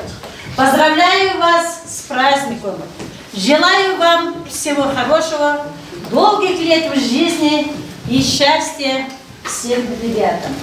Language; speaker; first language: Russian; non-native, local second language; Kyrgyz